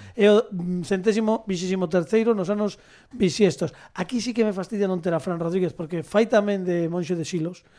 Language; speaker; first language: Galician; native; Galician